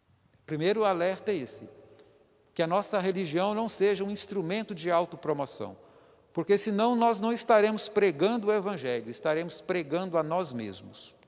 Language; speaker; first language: Portuguese; native; Portuguese